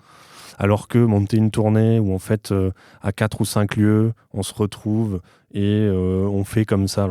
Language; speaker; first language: French; native; French